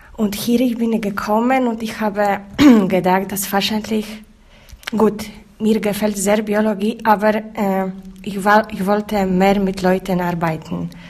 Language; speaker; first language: German; non-native, learner; Polish